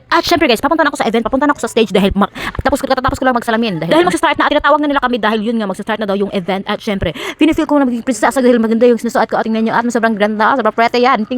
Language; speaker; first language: Filipino; non-native, local second language; Cebuano